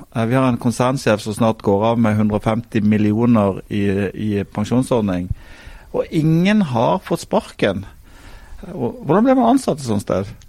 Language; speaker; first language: Norwegian; native; Norwegian